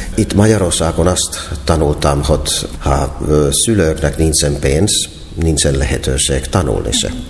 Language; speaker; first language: Hungarian; non-native, fluent; Finnish